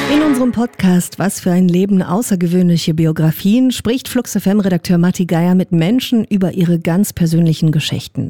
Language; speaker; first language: German; native; German